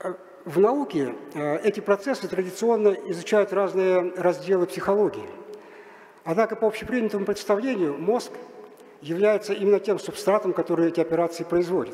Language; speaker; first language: Russian; native; Russian